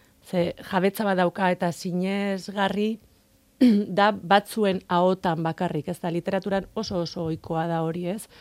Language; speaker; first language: Basque; non-native, local second language; Spanish